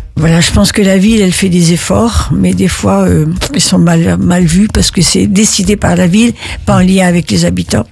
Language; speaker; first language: French; early bilingual, other home language; Italian